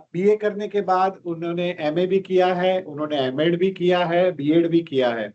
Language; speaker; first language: Hindi; non-native, local second language; Gujarati